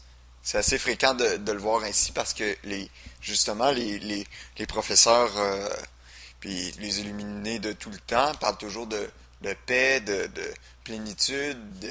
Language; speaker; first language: French; native; French